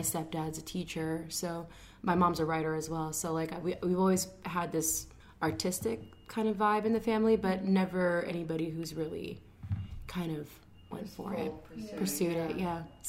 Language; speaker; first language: English; native; English